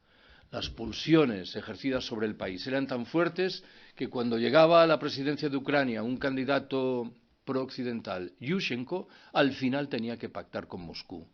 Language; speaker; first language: Spanish; native; Spanish